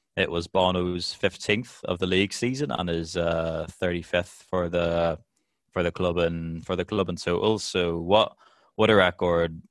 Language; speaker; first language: English; native; English